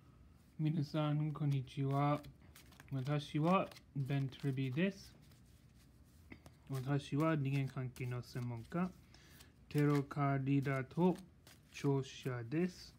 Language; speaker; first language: Japanese; non-native, learner; English